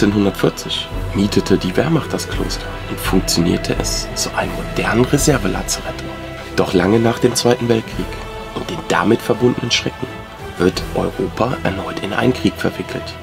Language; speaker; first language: German; native; German